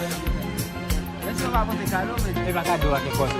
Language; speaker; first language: French; non-native, learner; Haitian Creole